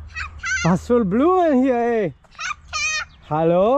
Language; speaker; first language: German; non-native, fluent; Polish